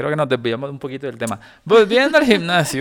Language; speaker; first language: Spanish; native; Spanish